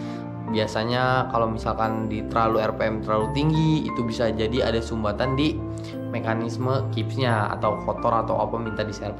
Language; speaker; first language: Indonesian; native; Indonesian